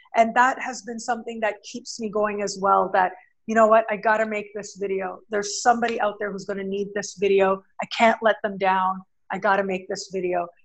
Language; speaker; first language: English; native; English